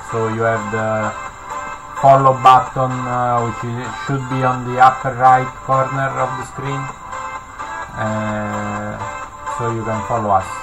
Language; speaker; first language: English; non-native, fluent; Italian